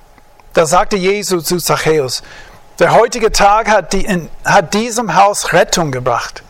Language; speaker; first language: German; non-native, fluent; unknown